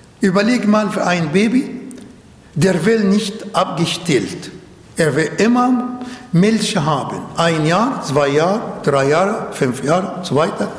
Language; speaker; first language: German; non-native, learner; Arabic